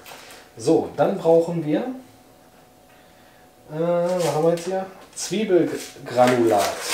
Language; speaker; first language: German; native; German